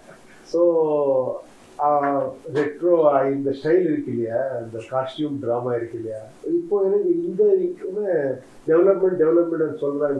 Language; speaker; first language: Tamil; non-native, learner; Kannada